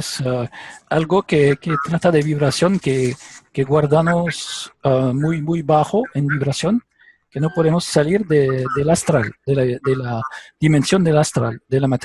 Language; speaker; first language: Spanish; non-native, learner; French